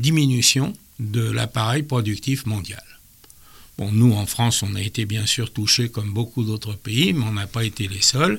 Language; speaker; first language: French; native; French